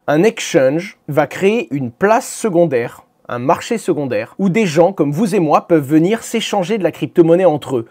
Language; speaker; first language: French; native; French